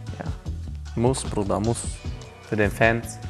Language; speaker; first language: German; non-native, fluent; Hungarian